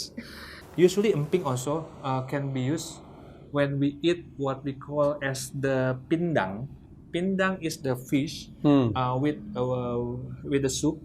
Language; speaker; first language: English; non-native, fluent; Indonesian